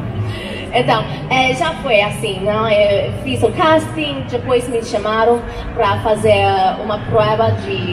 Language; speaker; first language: Portuguese; non-native, learner; English